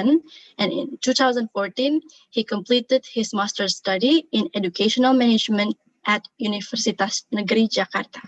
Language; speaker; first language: English; non-native, fluent; Indonesian